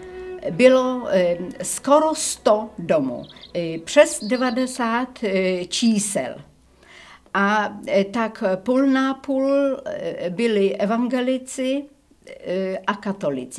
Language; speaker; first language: Czech; early bilingual, heritage; Czech